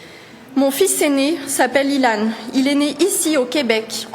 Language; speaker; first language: French; native; French